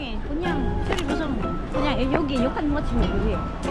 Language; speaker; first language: Korean; non-native, learner; Filipino